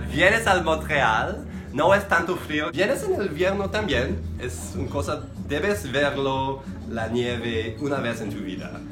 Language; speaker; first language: Spanish; non-native, learner; English